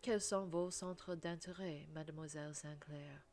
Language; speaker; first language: French; non-native, learner; English